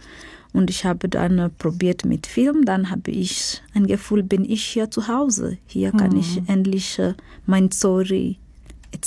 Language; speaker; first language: German; non-native, learner; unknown